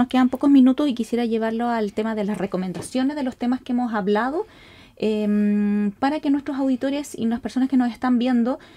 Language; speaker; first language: Spanish; native; Spanish